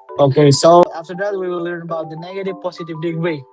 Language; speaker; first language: English; non-native, learner; Indonesian